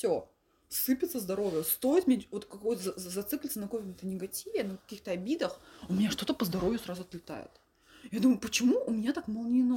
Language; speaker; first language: Russian; native; Russian